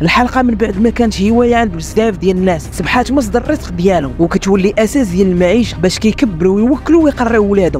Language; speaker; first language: Arabic; native; Arabic